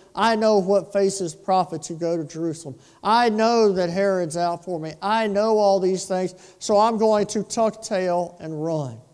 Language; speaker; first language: English; native; English